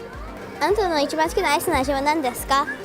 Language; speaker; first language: Japanese; non-native, learner; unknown